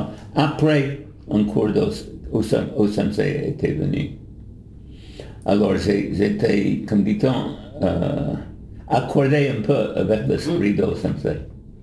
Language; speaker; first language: French; non-native, fluent; English